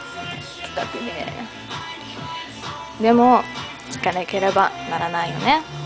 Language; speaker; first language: Japanese; non-native, learner; English